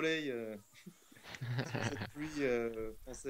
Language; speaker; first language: French; native; French